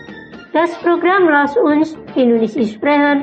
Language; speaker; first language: German; non-native, learner; Indonesian